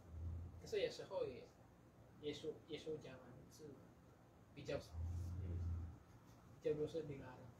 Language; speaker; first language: Chinese; non-native, learner; Indonesian